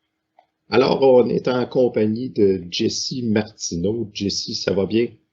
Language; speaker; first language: French; native; French